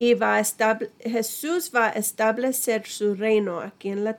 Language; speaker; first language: Spanish; non-native, fluent; English